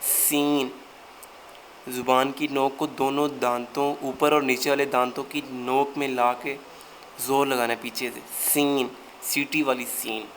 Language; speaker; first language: Urdu; native; Urdu